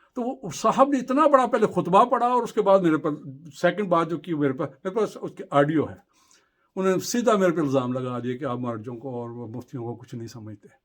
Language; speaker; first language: Urdu; native; Urdu